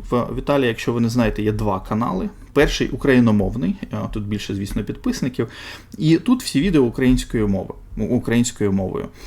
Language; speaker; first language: Ukrainian; non-native, local second language; Russian